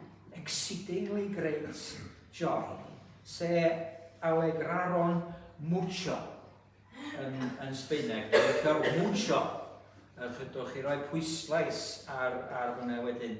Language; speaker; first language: Welsh; native; Welsh